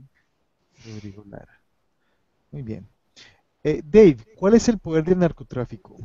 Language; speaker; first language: Spanish; native; Spanish